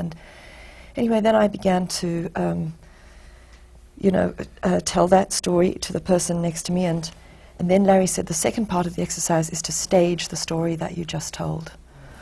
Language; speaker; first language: English; native; English